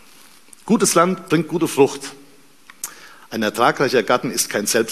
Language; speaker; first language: German; native; German